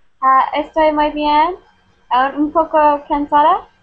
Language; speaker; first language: Spanish; non-native, learner; English